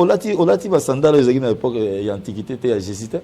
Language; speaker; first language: French; non-native, local second language; Lingala